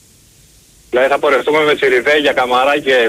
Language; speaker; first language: Greek; native; Greek